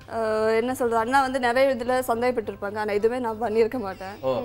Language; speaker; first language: Tamil; non-native, local second language; Malayalam